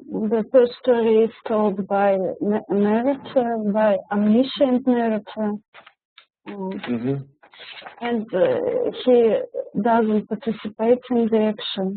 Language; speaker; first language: English; non-native, learner; Russian